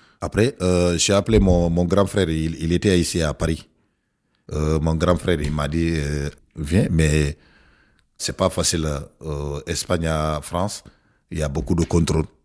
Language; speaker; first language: French; non-native, learner; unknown